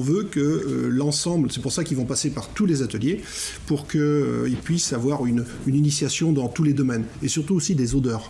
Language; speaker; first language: French; native; French